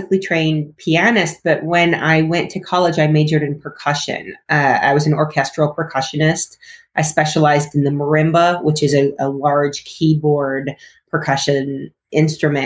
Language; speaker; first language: English; native; English